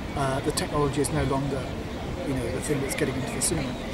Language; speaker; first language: English; native; English